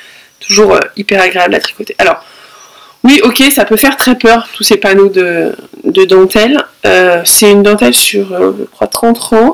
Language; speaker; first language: French; native; French